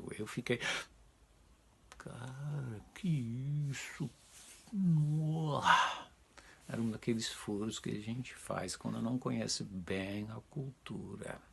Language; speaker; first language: Portuguese; non-native, fluent; Dutch